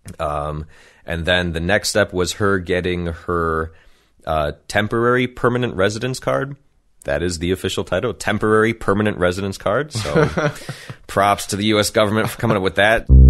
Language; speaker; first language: English; native; English